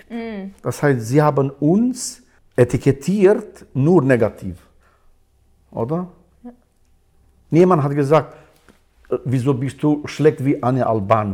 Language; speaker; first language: German; non-native, learner; Albanian